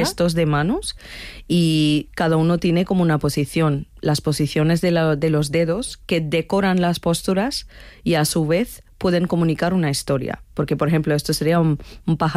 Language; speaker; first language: Spanish; non-native, fluent; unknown